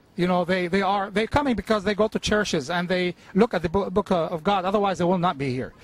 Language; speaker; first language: English; non-native, fluent; Arabic